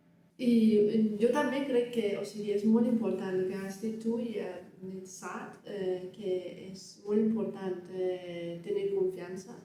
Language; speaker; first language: Catalan; non-native, learner; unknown